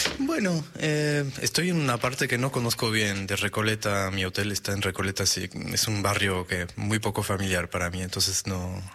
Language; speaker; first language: Spanish; non-native, fluent; French